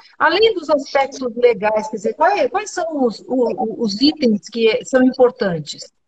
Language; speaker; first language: Portuguese; native; Portuguese